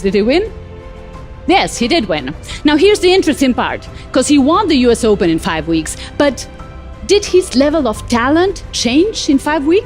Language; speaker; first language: English; non-native, fluent; Spanish